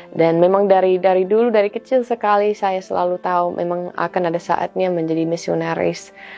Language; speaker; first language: Indonesian; non-native, fluent; English